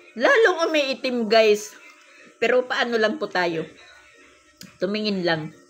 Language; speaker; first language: Filipino; non-native, local second language; Waray